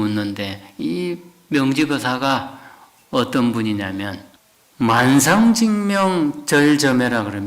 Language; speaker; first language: Korean; native; Korean